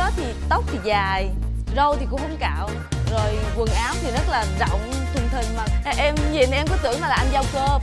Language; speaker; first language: Vietnamese; native; Vietnamese